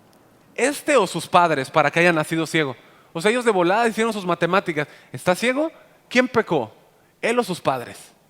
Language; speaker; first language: Spanish; native; Spanish